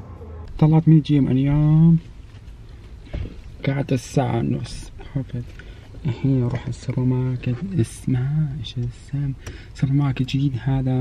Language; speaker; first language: Arabic; non-native, learner; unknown